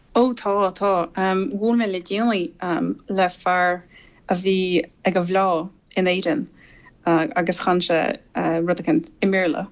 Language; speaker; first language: Irish; non-native, fluent; English